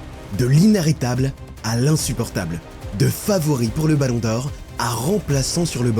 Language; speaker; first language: French; native; French